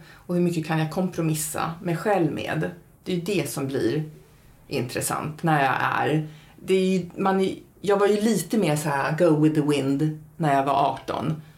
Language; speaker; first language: Swedish; early bilingual, heritage; Swedish